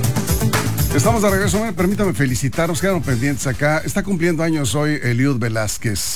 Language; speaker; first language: Spanish; native; Spanish